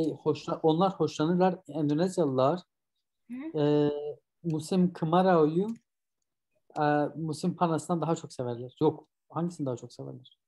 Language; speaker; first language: Turkish; native; Turkish